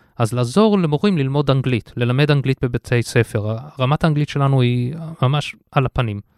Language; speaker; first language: Hebrew; early bilingual, heritage; Hebrew